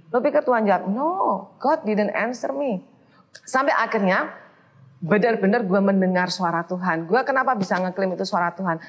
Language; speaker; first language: Indonesian; native; Indonesian